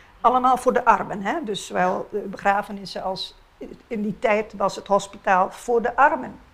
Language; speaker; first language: Dutch; non-native, local second language; Papiamento